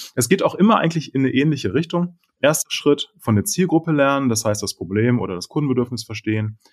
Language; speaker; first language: German; native; German